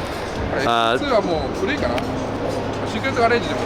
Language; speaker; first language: Japanese; native; Japanese